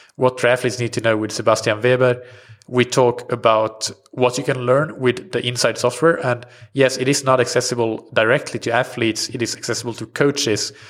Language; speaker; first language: English; non-native, fluent; Swedish